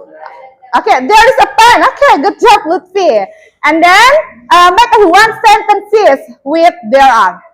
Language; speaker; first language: English; non-native, learner; Indonesian